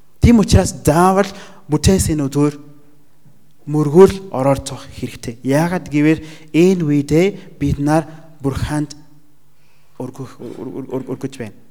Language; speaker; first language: Mongolian; non-native, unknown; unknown